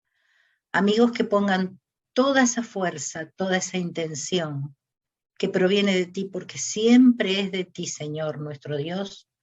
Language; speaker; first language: Spanish; native; Spanish